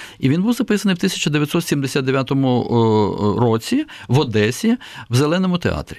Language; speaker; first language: Ukrainian; native; Ukrainian